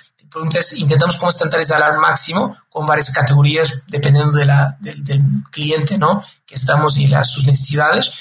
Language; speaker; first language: Spanish; non-native, fluent; Portuguese